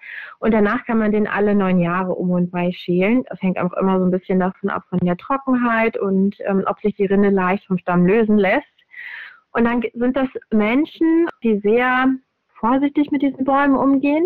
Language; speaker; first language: German; native; German